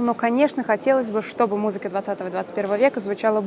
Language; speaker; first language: Russian; native; Russian